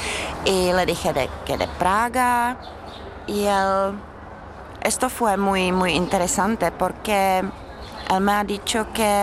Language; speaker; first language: Spanish; non-native, fluent; Czech